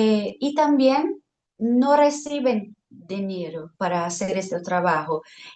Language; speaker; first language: Spanish; non-native, fluent; Portuguese